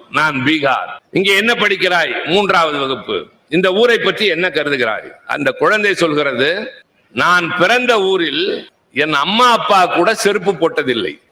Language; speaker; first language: Tamil; native; Tamil